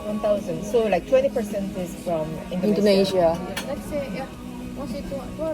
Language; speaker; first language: English; non-native, learner; Korean